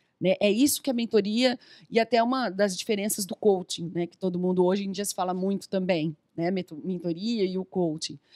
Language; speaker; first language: Portuguese; native; Portuguese